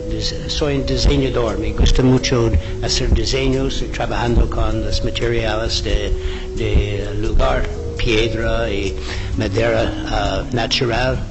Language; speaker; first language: Spanish; non-native, fluent; English